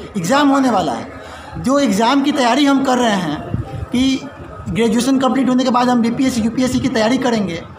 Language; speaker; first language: Hindi; native; Hindi